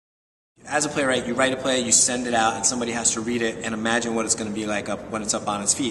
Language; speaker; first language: English; native; English